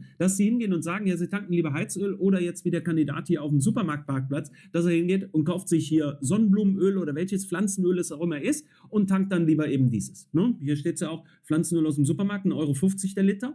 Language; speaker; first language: German; native; German